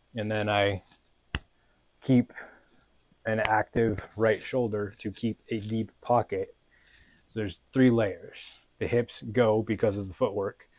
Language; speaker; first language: English; native; English